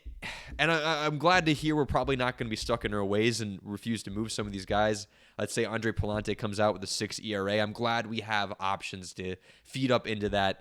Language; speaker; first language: English; native; English